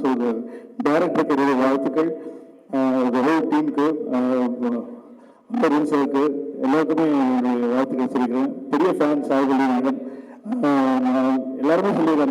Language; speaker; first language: Tamil; native; Tamil